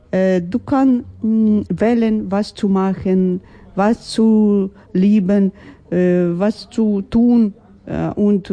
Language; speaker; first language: German; non-native, learner; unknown